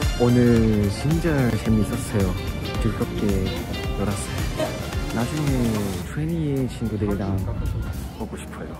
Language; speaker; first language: Korean; non-native, fluent; Thai